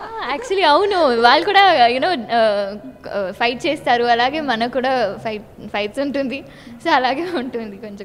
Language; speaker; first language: Telugu; non-native, learner; Tamil